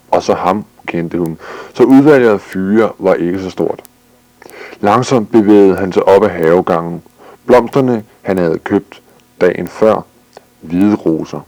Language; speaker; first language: Danish; native; Danish